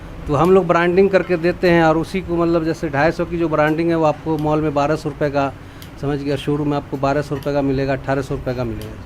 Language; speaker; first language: Hindi; native; Hindi